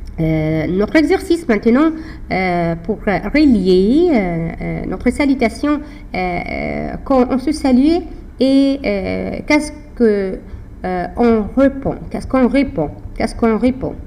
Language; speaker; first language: French; non-native, fluent; Arabic